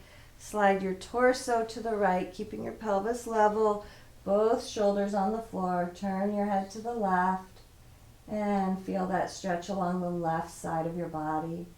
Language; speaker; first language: English; native; English